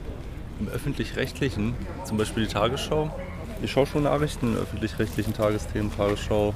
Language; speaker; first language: German; native; German